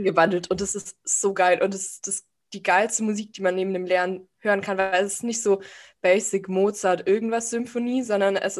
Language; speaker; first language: German; native; German